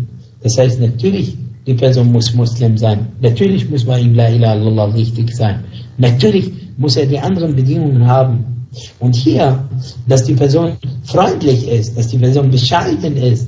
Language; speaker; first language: German; non-native, fluent; Arabic